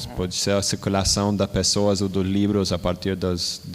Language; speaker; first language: Portuguese; non-native, learner; Spanish